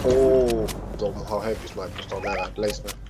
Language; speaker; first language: Swedish; native; Swedish